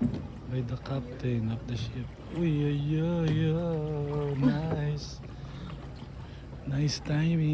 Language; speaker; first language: English; non-native, local second language; Filipino